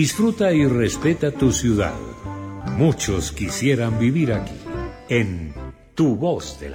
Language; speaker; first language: Spanish; native; Spanish